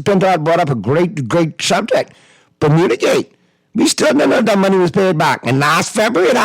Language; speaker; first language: English; native; English